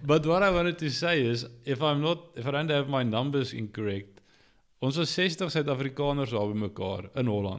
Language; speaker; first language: English; non-native, local second language; Afrikaans